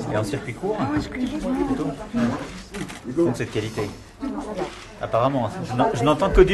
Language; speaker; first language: French; native; French